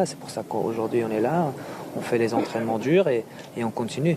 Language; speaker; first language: French; non-native, local second language; Dutch